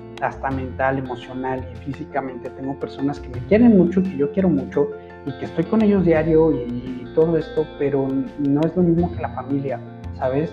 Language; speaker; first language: Spanish; native; Spanish